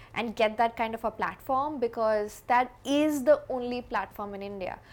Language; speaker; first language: English; non-native, local second language; Hindi